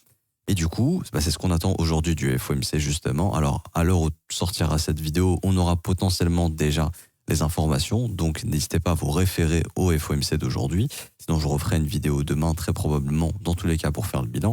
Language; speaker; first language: French; native; French